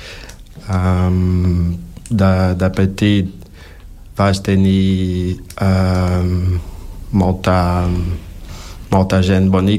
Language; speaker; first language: Catalan; non-native, learner; Portuguese